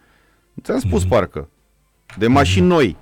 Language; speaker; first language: Romanian; native; Romanian